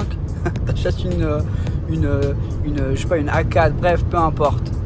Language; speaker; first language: French; native; French